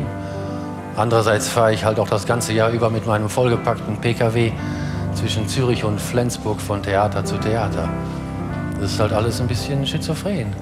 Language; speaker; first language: German; native; German